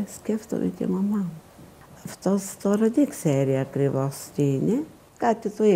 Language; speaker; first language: Greek; non-native, learner; Bulgarian